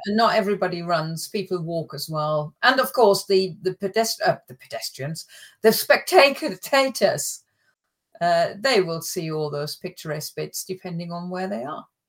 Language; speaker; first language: English; early bilingual, other home language; German